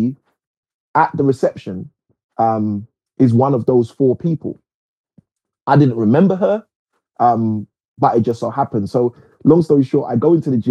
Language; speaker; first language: English; native; English